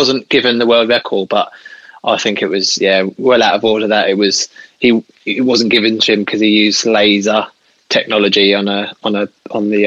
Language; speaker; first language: English; native; English